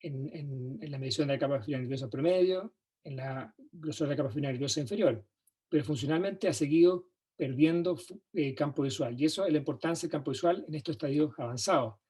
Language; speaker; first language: Spanish; native; Spanish